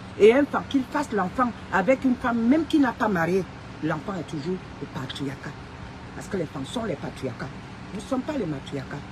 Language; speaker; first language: French; non-native, local second language; Fang